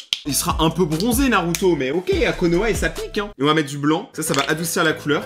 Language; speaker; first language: French; native; French